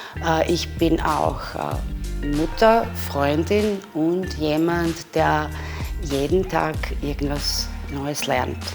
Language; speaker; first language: German; non-native, fluent; Serbian